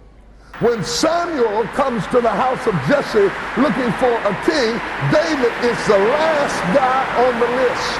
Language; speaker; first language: English; native; English